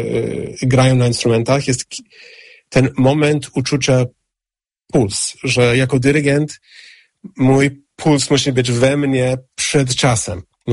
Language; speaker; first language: Polish; non-native, fluent; English